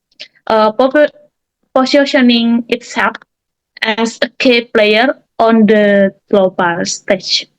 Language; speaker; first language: English; non-native, learner; Indonesian